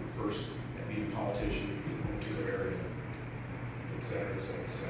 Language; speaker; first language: English; native; English